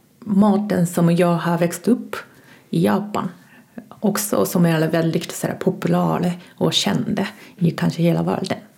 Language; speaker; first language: Swedish; non-native, fluent; Japanese